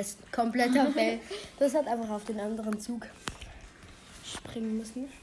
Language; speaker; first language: German; native; German